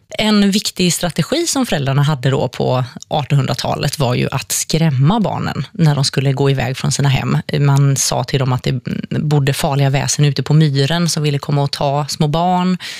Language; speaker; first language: Swedish; native; Swedish